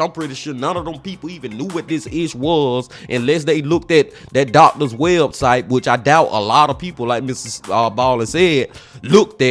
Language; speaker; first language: English; native; English